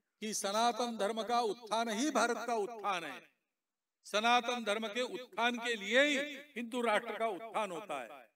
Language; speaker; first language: Hindi; non-native, local second language; Marathi